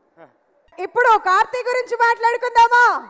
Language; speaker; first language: Telugu; native; Telugu